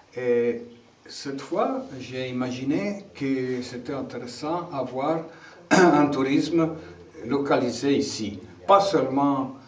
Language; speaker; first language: French; non-native, fluent; Italian